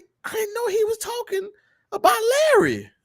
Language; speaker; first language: English; native; English